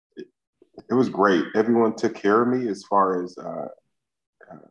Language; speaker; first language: English; native; English